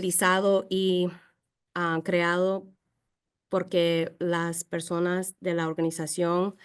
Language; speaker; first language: Spanish; early bilingual, heritage; Spanish